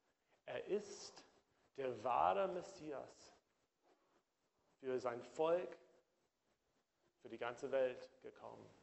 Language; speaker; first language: German; non-native, fluent; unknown